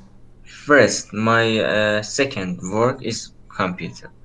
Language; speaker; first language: English; non-native, learner; Persian